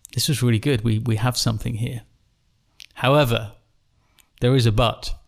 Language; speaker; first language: English; native; English